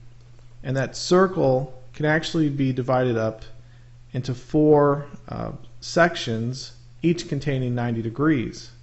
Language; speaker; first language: English; native; English